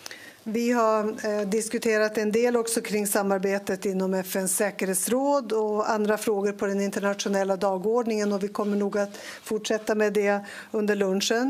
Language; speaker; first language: Swedish; native; Swedish